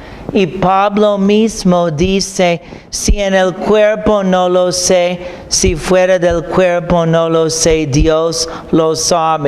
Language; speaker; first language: Spanish; non-native, fluent; English